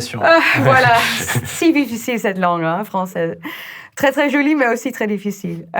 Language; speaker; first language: French; non-native, fluent; Dutch